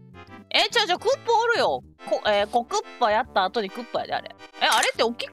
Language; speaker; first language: Japanese; native; Japanese